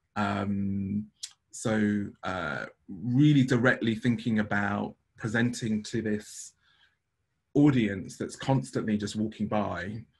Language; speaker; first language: English; native; English